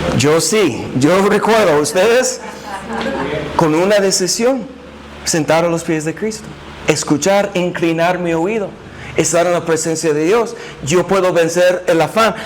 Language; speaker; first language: Spanish; non-native, fluent; English